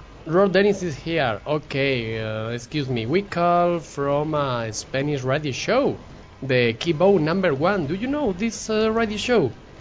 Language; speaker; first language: English; non-native, learner; Spanish